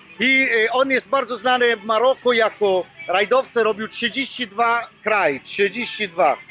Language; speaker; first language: Polish; non-native, learner; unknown